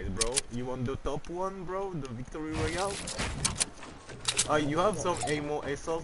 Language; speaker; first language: English; non-native, learner; French